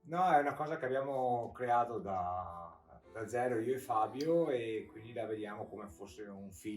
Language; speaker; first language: Italian; native; Italian